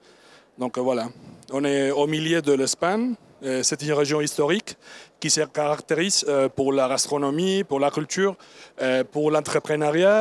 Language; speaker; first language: French; non-native, learner; Spanish